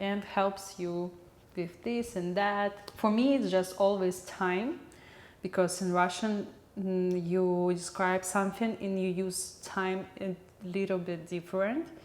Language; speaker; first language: English; non-native, learner; Russian